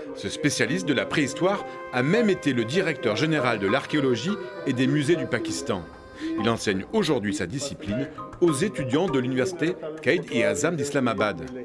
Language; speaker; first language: French; native; French